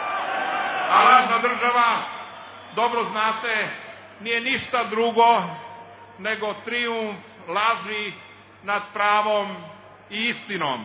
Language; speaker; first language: Serbian; native; Serbian